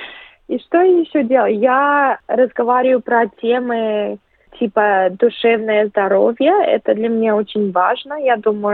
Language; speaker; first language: Russian; early bilingual, other home language; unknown